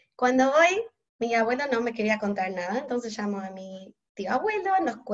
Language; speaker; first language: Spanish; non-native, fluent; English